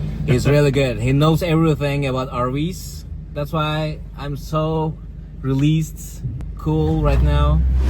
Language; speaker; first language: English; non-native, fluent; Turkish